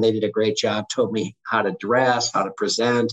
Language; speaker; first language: English; native; English